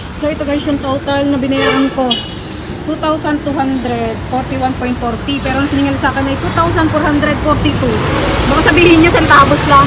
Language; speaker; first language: Filipino; native; Filipino